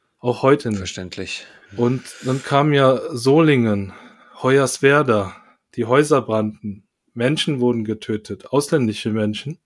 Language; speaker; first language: German; early bilingual, other home language; Korean